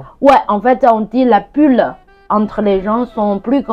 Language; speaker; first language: French; non-native, fluent; Chinese